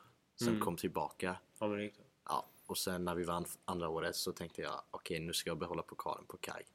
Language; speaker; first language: Swedish; non-native, fluent; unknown